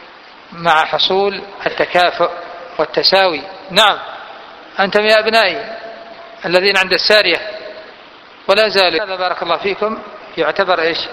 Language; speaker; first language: Arabic; native; Arabic